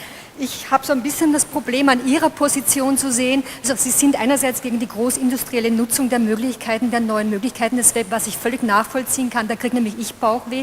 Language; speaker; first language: German; native; German